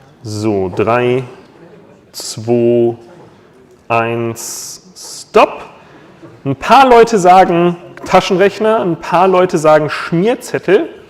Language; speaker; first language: German; native; German